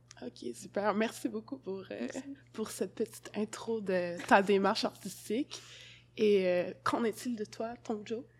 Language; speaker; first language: French; native; French